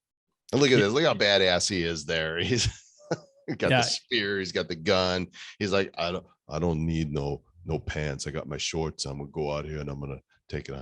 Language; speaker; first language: English; native; English